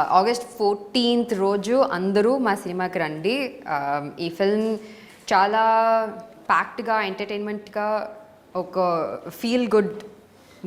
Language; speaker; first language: Telugu; non-native, learner; Tamil